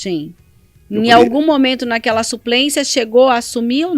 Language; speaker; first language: Portuguese; native; Portuguese